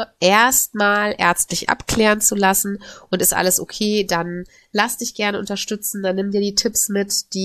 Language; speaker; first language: German; native; German